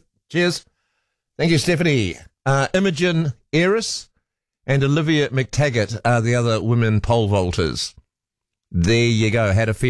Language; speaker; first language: English; native; English